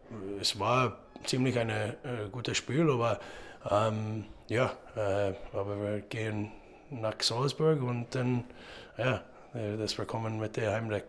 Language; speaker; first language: German; non-native, learner; English